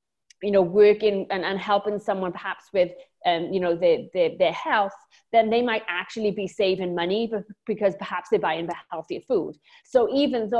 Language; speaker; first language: English; native; English